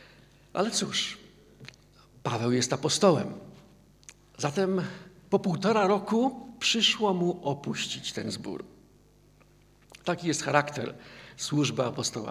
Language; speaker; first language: Polish; native; Polish